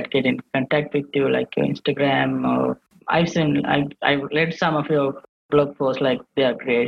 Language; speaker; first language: English; non-native, local second language; Sinhala